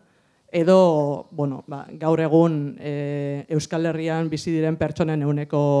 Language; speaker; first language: Basque; native; Basque